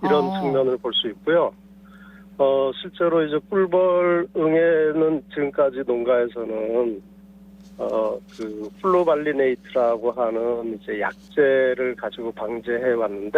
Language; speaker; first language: Korean; native; Korean